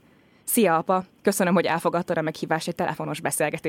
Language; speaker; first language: Hungarian; native; Hungarian